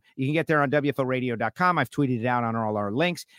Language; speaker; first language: English; native; English